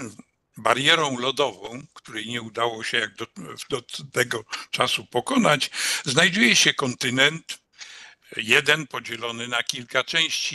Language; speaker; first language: Polish; native; Polish